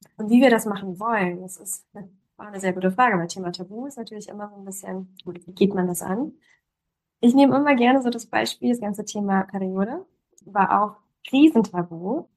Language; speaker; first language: German; early bilingual, other home language; Polish